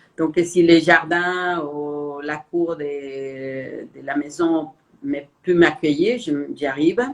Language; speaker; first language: French; non-native, fluent; Spanish